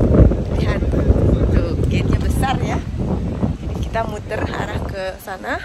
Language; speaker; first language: Indonesian; native; Indonesian